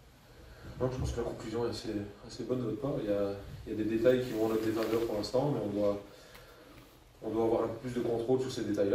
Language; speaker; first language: French; native; French